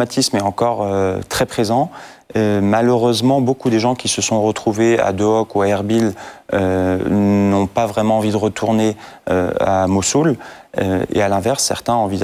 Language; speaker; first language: French; non-native, fluent; Assyrian Neo-Aramaic